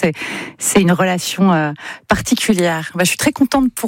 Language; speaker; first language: French; native; French